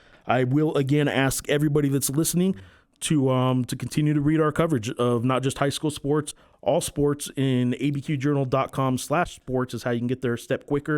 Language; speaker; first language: English; native; English